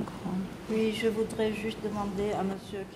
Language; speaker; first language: French; non-native, local second language; Khmer